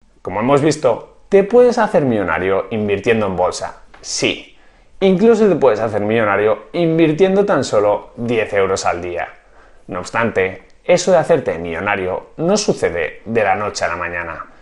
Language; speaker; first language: Spanish; native; Spanish